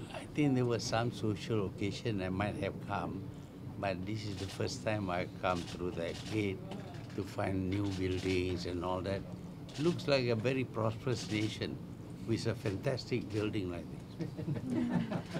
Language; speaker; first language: English; non-native, local second language; Malay